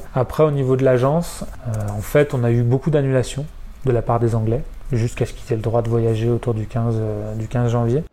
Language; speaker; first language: French; native; French